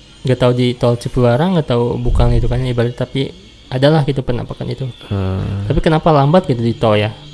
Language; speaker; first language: Indonesian; native; Indonesian